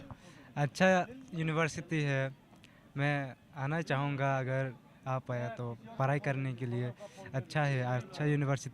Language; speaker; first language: Hindi; non-native, local second language; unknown